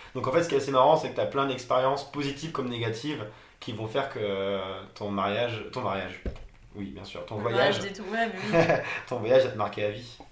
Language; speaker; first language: French; native; French